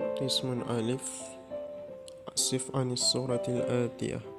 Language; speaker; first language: Arabic; non-native, learner; Malay